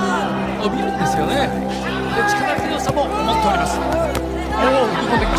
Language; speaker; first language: Japanese; native; Japanese